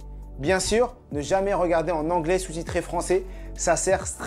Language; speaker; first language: French; native; French